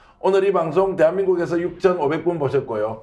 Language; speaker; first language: Korean; native; Korean